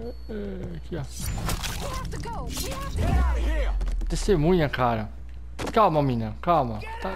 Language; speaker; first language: Portuguese; native; Portuguese